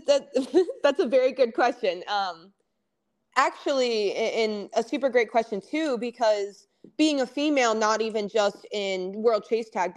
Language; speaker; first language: English; native; English